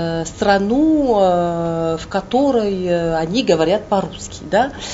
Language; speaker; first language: Russian; non-native, fluent; French